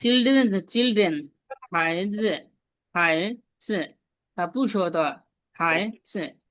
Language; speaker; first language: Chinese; non-native, learner; Bangla